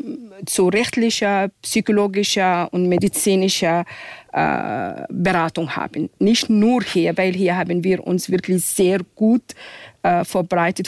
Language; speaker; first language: German; non-native, fluent; Arabic